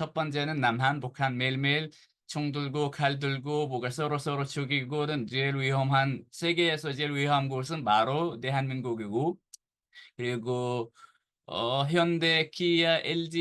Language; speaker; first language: Korean; non-native, fluent; Arabic